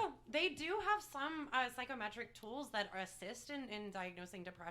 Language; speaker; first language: English; native; English